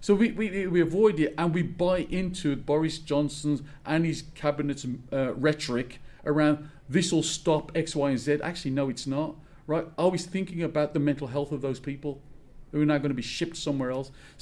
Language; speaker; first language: English; native; English